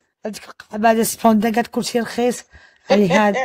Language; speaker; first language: Arabic; early bilingual, heritage; French